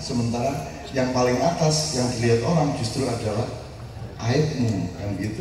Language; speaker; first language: Indonesian; native; Indonesian